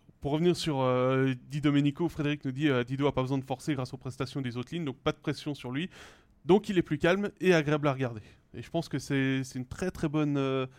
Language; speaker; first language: French; native; French